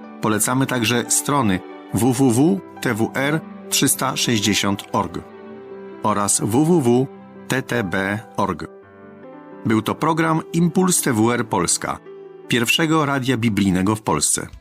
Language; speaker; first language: Polish; native; Polish